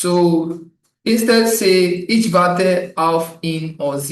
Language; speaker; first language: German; non-native, fluent; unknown